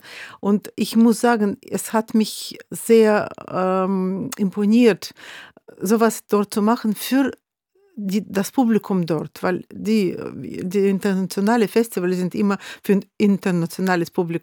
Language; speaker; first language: German; non-native, fluent; Russian